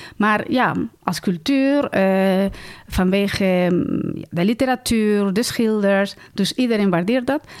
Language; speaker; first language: Dutch; non-native, fluent; Spanish